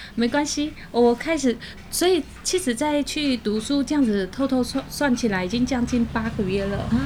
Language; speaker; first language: Chinese; non-native, fluent; Khmer